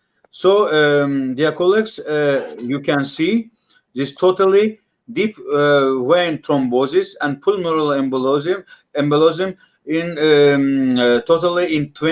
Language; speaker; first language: English; non-native, learner; Russian